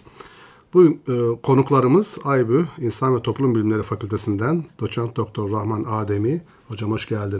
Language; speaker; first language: Turkish; native; Turkish